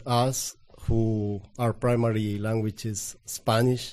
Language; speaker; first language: English; non-native, fluent; Spanish